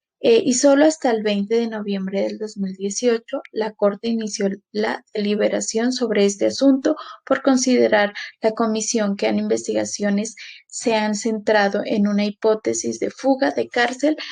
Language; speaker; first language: Spanish; native; Spanish